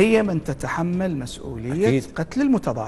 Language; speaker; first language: Arabic; native; Arabic